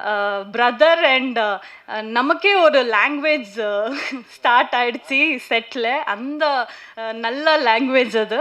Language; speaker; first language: Tamil; non-native, learner; Kannada